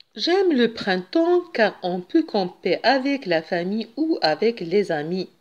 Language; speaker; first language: French; non-native, local second language; Arabic